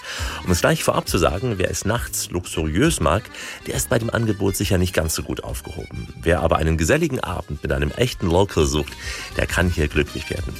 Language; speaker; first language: German; native; German